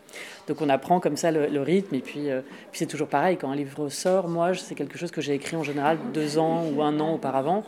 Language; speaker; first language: French; native; French